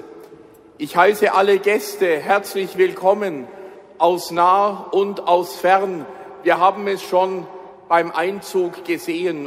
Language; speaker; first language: German; native; German